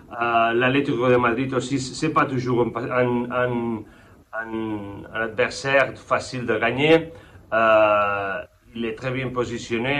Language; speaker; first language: French; non-native, fluent; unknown